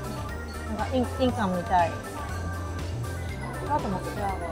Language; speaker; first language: Japanese; non-native, fluent; Chinese